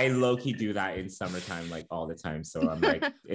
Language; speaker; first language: English; non-native, fluent; French